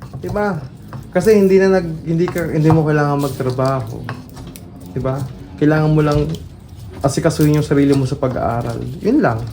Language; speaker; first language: Filipino; native; Filipino